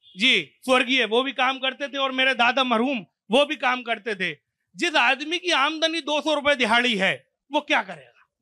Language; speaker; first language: Hindi; native; Hindi